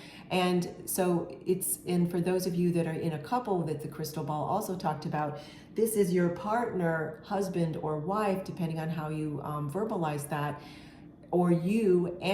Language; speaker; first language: English; native; English